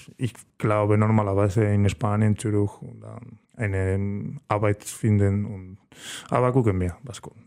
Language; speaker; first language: German; non-native, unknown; Spanish